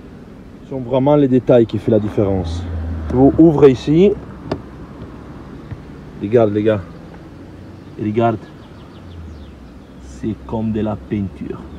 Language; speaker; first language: French; non-native, learner; Italian